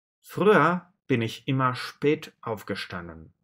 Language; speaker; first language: German; non-native, fluent; Russian